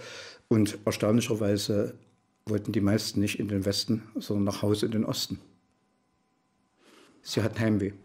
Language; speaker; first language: German; native; German